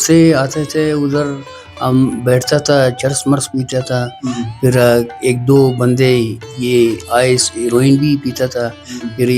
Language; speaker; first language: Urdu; non-native, local second language; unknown